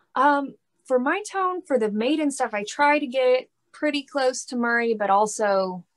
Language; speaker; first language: English; native; English